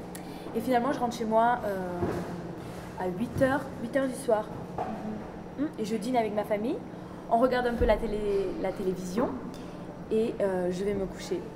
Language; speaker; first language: French; non-native, learner; Spanish